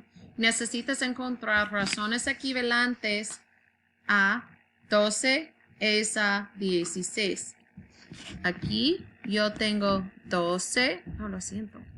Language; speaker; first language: Spanish; non-native, learner; English